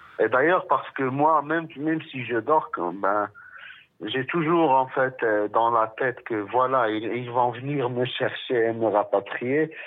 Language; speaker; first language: French; non-native, local second language; Arabic